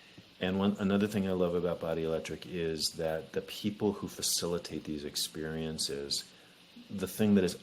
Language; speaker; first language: English; native; English